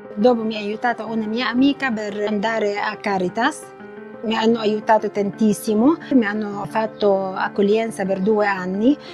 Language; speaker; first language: Italian; non-native, learner; Arabic